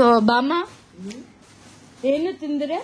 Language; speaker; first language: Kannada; non-native, learner; Telugu